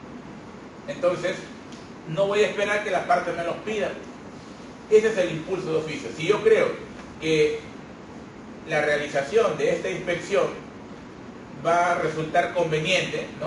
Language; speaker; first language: Spanish; native; Spanish